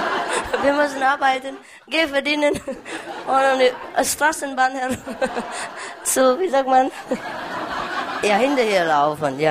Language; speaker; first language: German; non-native, learner; Vietnamese